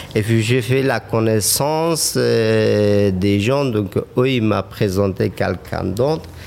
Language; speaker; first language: French; non-native, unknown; Persian